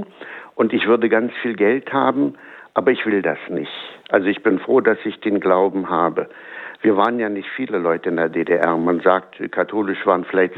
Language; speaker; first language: German; native; German